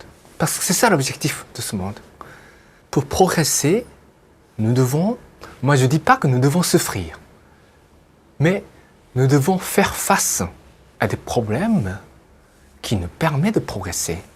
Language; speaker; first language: French; non-native, fluent; Japanese